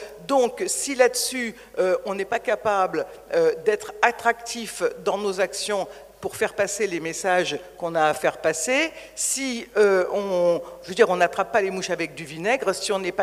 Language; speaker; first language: French; native; French